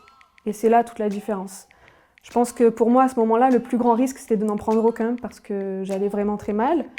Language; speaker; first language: French; native; French